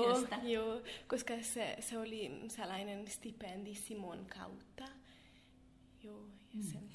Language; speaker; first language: Finnish; non-native, fluent; Hungarian